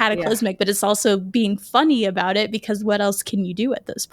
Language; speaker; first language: English; native; English